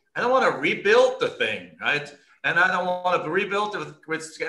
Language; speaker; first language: English; non-native, fluent; German